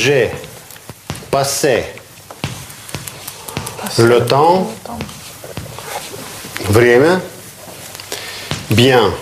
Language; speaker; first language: French; non-native, fluent; Russian